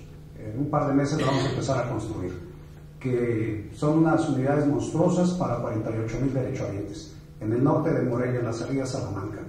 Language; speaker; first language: Spanish; native; Spanish